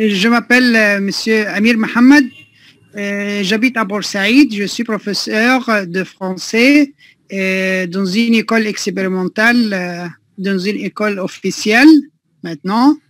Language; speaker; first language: French; non-native, learner; Arabic